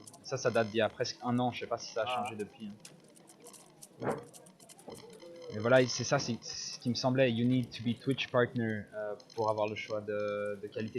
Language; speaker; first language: French; native; French